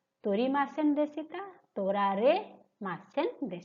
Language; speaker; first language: Japanese; non-native, fluent; Hindi